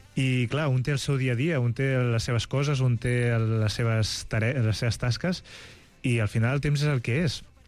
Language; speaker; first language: Catalan; native; Catalan